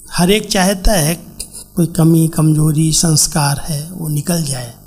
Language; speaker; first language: Hindi; native; Hindi